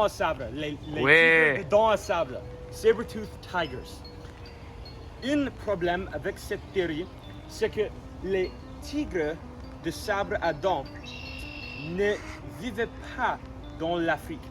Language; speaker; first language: French; non-native, learner; English